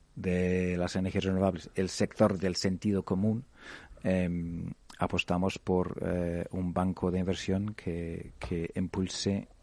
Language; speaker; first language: Spanish; non-native, fluent; English